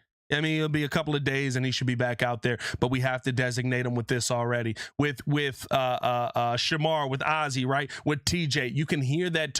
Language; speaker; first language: English; native; English